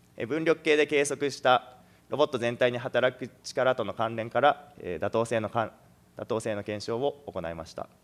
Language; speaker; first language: Japanese; native; Japanese